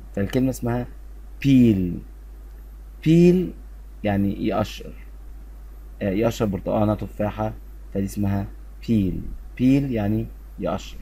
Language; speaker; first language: Arabic; native; Arabic